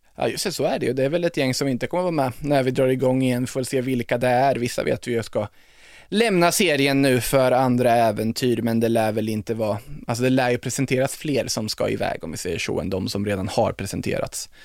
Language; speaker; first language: Swedish; native; Swedish